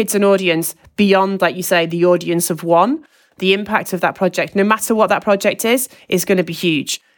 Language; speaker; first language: English; native; English